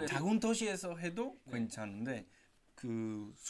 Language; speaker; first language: Korean; non-native, fluent; Spanish